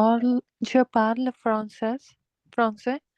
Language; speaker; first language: French; non-native, learner; English